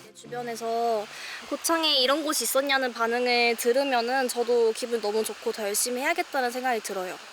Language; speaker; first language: Korean; native; Korean